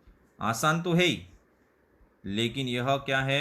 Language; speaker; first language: Hindi; native; Hindi